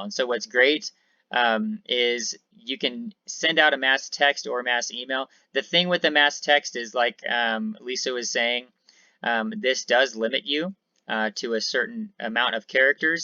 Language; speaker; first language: English; native; English